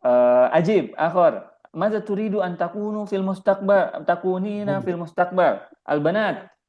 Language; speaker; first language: Arabic; non-native, fluent; Indonesian